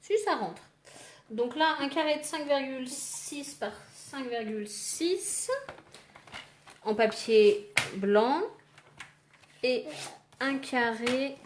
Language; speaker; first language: French; native; French